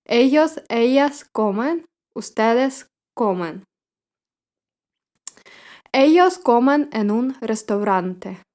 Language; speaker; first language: Spanish; non-native, fluent; Ukrainian